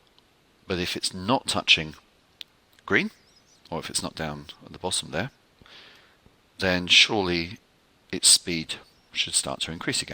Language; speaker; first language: English; native; English